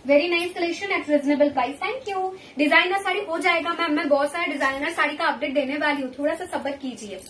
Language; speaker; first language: Hindi; non-native, local second language; Bangla